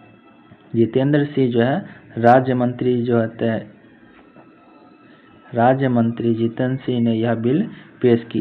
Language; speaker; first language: Hindi; native; Hindi